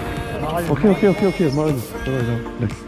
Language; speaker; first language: Russian; non-native, learner; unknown